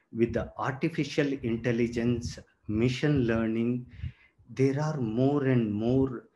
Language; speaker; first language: English; non-native, local second language; Telugu